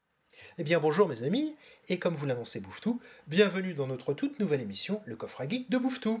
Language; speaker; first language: French; native; French